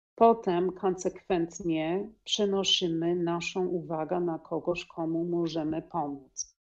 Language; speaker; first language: Polish; non-native, learner; English